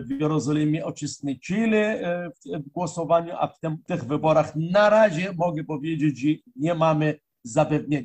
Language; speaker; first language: Polish; non-native, fluent; Arabic